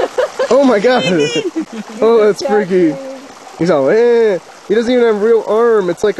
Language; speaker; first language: English; native; English